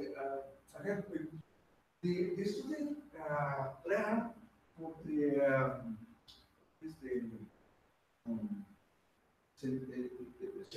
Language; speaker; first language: English; non-native, learner; Spanish